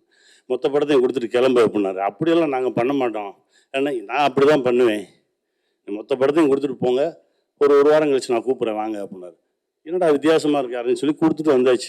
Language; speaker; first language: Tamil; native; Tamil